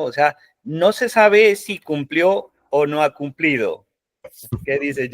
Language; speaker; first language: Spanish; native; Spanish